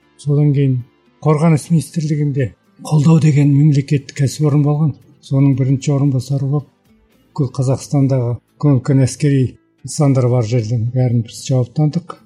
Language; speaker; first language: Kazakh; early bilingual, heritage; Kazakh